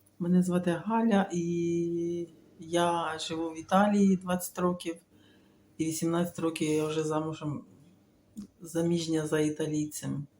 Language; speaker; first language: Ukrainian; native; Ukrainian